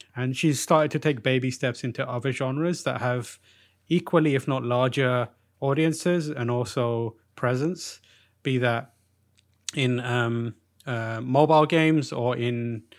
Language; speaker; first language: English; early bilingual, other home language; Urdu